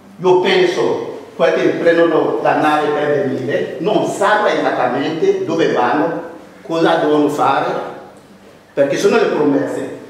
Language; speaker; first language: Italian; non-native, fluent; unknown